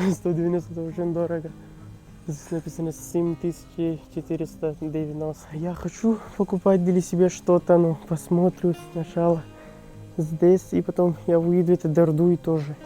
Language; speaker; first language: Russian; non-native, learner; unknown